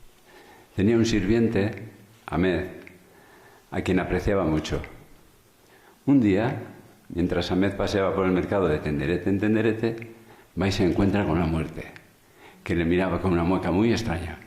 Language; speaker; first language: Spanish; native; Spanish